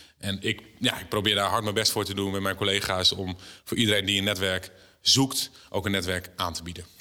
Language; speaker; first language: Dutch; native; Dutch